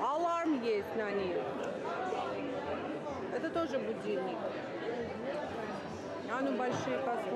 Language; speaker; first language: Russian; native; Russian